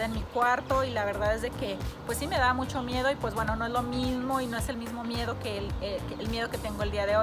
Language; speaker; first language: Spanish; native; Spanish